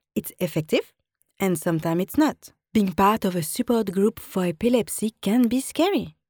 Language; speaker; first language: English; non-native, fluent; French